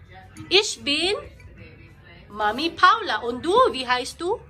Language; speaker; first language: German; non-native, learner; Filipino